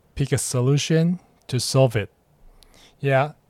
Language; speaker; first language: English; non-native, fluent; Chinese